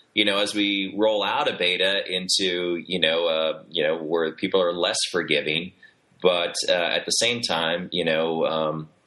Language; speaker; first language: English; native; English